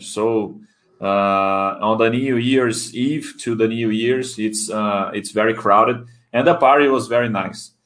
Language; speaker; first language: English; non-native, fluent; Portuguese